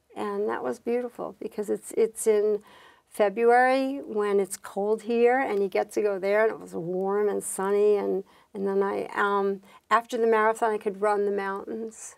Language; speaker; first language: English; native; English